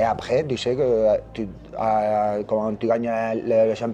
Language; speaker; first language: French; non-native, learner; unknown